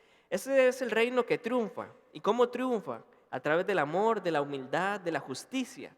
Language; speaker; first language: Spanish; native; Spanish